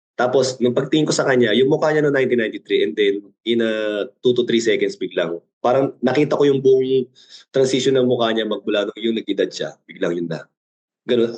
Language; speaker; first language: Filipino; early bilingual, other home language; Korean